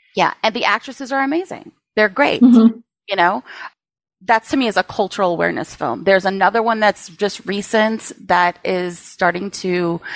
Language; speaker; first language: English; early bilingual, other home language; Spanish